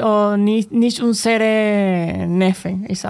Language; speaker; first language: German; non-native, learner; Spanish